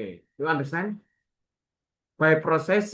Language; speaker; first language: English; non-native, learner; Indonesian